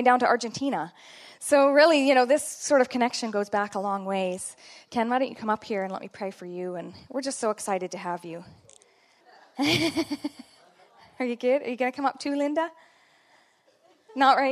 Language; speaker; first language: English; native; English